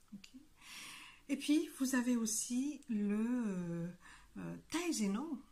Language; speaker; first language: French; non-native, local second language; Malagasy